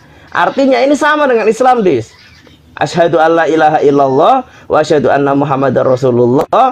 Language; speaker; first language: Indonesian; native; Indonesian